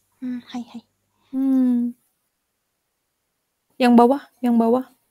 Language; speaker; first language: Japanese; non-native, fluent; Indonesian